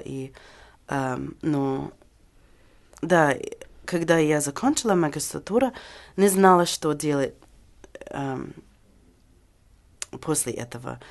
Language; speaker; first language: Russian; non-native, learner; English